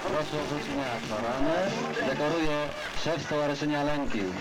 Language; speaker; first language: Polish; non-native, local second language; Rusyn